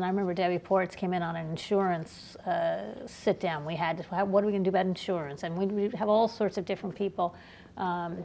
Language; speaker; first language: English; native; English